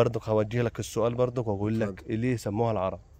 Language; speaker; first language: Arabic; native; Arabic